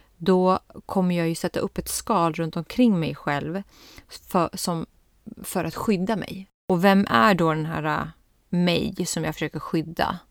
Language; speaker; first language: Swedish; early bilingual, other home language; Persian